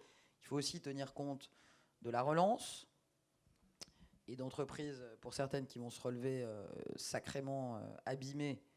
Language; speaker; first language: French; native; French